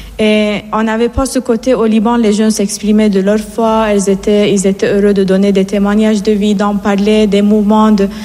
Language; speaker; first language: French; non-native, fluent; Persian